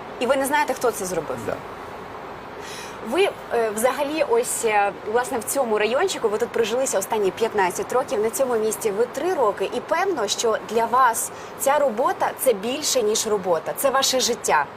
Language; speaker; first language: Ukrainian; native; Ukrainian